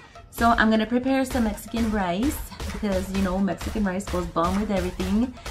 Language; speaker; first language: English; early bilingual, other home language; Spanish